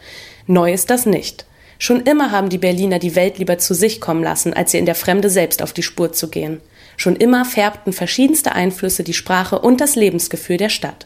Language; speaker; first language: German; native; German